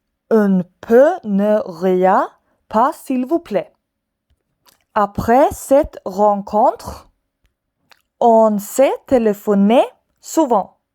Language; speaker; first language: French; non-native, fluent; Swedish